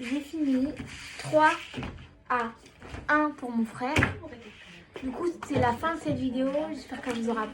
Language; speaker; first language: French; native; French